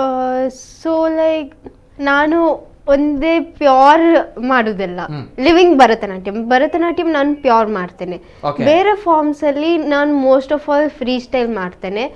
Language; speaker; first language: Kannada; non-native, local second language; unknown